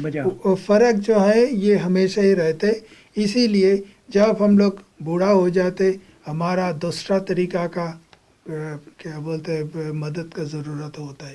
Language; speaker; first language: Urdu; non-native, fluent; Bangla